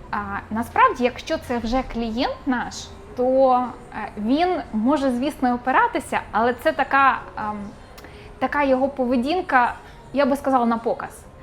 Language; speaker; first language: Ukrainian; native; Ukrainian